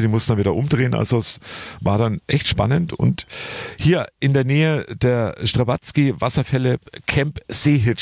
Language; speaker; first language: German; native; German